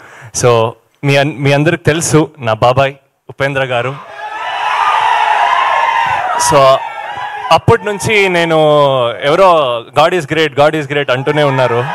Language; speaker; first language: Telugu; non-native, learner; Kannada